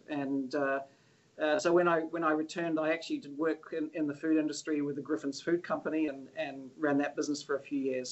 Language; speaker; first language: English; native; English